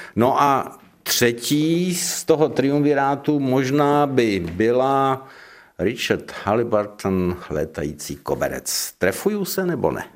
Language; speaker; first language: Czech; native; Czech